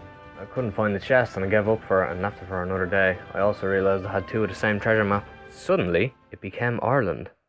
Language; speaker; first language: English; native; English